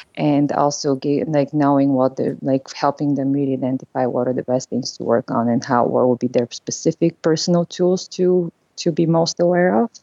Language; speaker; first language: English; non-native, fluent; Bulgarian